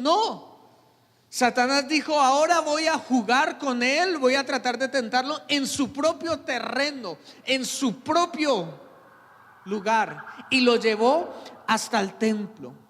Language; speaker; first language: Spanish; native; Spanish